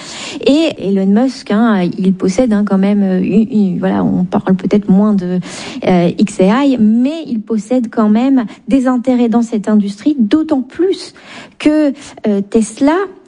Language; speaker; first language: French; native; French